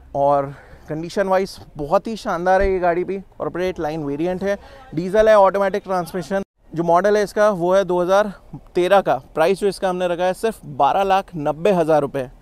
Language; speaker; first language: Hindi; native; Hindi